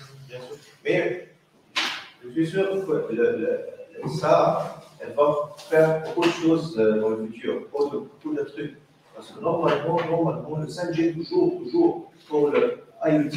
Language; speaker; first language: French; non-native, learner; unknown